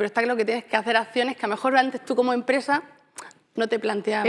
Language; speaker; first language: Spanish; native; Spanish